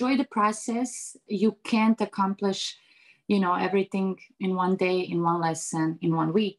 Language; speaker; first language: English; non-native, fluent; Bosnian